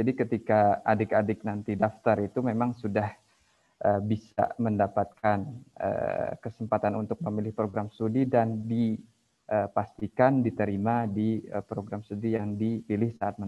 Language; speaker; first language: Indonesian; native; Indonesian